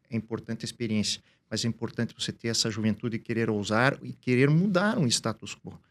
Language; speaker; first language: Portuguese; native; Portuguese